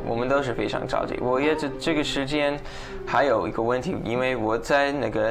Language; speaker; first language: Chinese; non-native, fluent; English